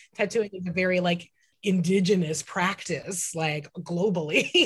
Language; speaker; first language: English; native; English